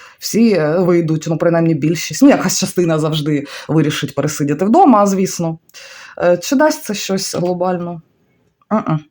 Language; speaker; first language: Ukrainian; non-native, local second language; Russian